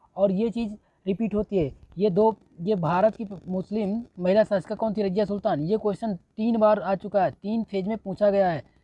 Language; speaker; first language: Hindi; native; Hindi